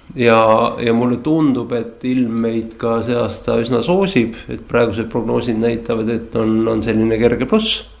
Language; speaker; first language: Estonian; native; Estonian